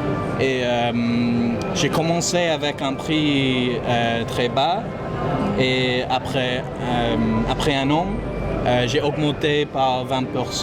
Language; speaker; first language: French; non-native, fluent; English